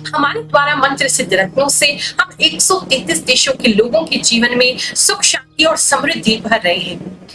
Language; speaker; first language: Hindi; native; Hindi